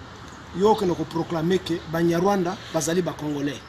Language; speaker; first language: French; non-native, local second language; Lingala